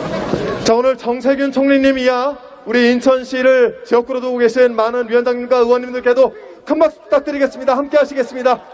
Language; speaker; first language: Korean; native; Korean